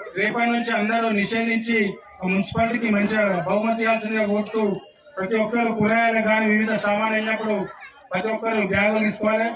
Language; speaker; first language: Telugu; native; Telugu